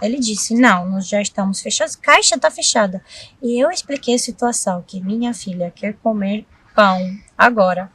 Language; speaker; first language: Portuguese; non-native, fluent; Russian